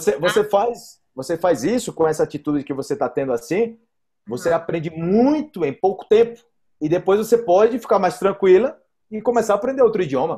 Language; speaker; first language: Portuguese; native; Portuguese